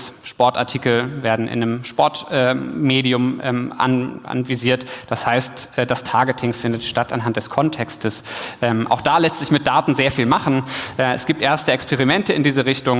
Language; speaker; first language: German; native; German